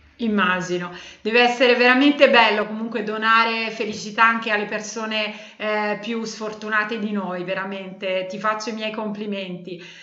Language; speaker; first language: Italian; native; Italian